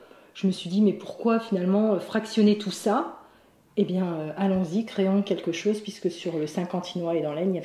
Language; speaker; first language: French; native; French